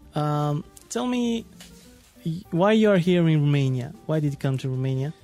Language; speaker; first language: English; non-native, fluent; Romanian